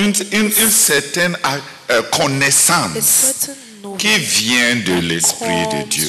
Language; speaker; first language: French; non-native, local second language; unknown